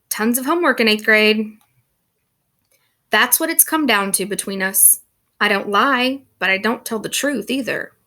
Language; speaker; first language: English; native; English